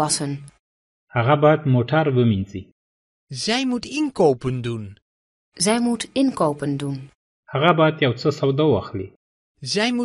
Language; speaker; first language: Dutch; non-native, fluent; Pashto